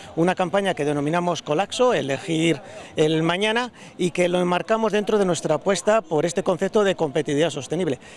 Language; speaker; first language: Spanish; native; Spanish